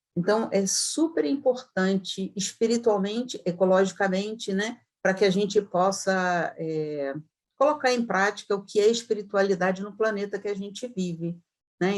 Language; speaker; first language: Portuguese; native; Portuguese